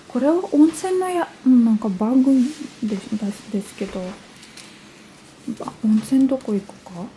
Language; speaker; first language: Japanese; non-native, learner; Russian